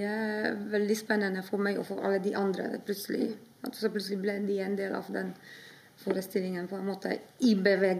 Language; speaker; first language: Norwegian; non-native, fluent; Polish